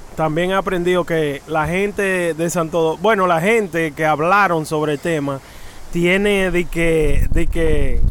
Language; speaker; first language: Spanish; early bilingual, heritage; Spanish